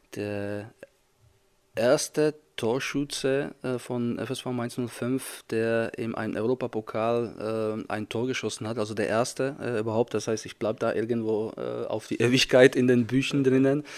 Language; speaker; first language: German; non-native, fluent; Czech